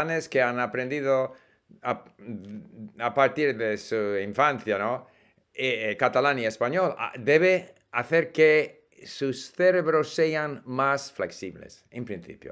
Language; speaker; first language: Spanish; non-native, fluent; English